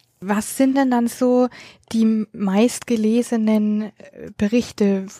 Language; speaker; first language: German; native; German